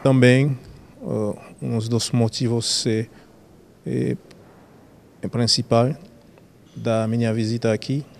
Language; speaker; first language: Portuguese; non-native, fluent; Haitian Creole